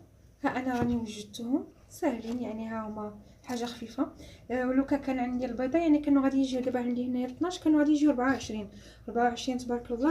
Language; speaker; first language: Arabic; native; Arabic